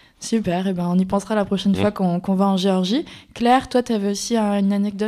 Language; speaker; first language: French; native; French